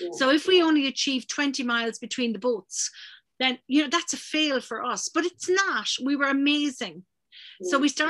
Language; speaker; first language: English; native; English